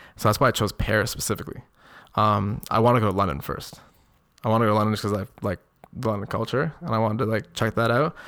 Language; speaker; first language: English; native; English